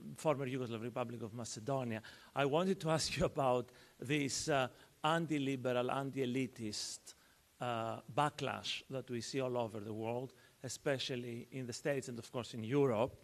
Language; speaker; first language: English; non-native, fluent; Albanian